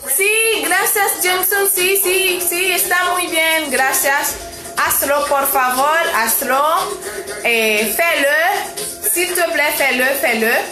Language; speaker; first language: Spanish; non-native, fluent; Haitian Creole